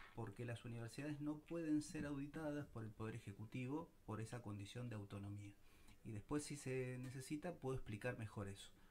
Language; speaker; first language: Spanish; native; Spanish